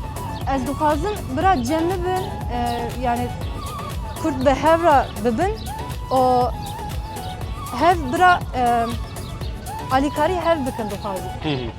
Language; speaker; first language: Kurdish; non-native, local second language; Turkish